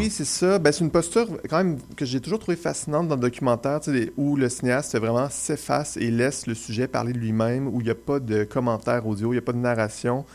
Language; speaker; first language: French; native; French